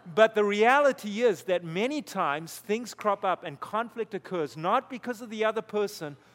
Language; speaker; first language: English; native; English